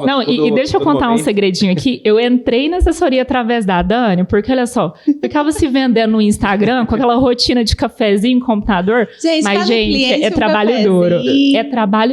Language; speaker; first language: Portuguese; native; Portuguese